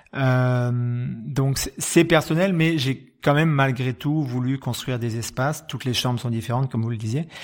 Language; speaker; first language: French; native; French